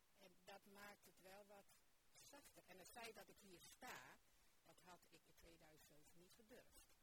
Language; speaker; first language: Dutch; native; Dutch